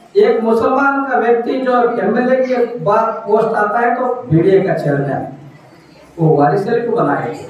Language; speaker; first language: Hindi; non-native, local second language; Marathi